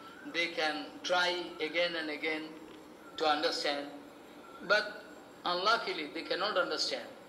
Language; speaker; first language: English; non-native, local second language; Bangla